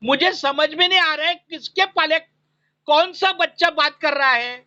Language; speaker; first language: Hindi; non-native, local second language; Marathi